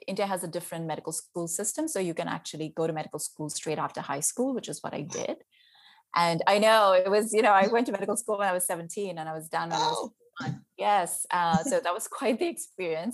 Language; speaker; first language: English; non-native, local second language; Hindi